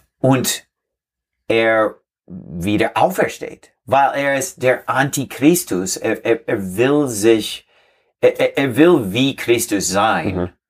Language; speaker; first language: German; non-native, learner; English